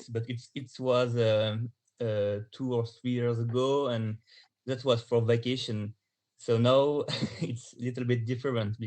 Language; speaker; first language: English; non-native, learner; French